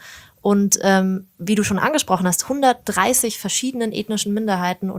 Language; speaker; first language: German; native; German